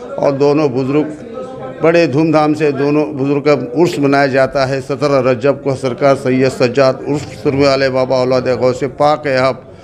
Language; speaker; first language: Hindi; non-native, local second language; Urdu